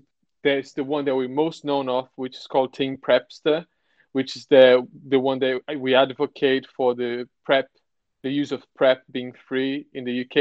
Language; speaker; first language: English; non-native, fluent; Portuguese